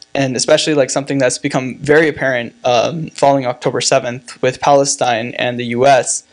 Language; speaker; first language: English; native; English